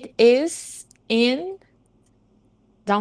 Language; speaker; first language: English; non-native, learner; Portuguese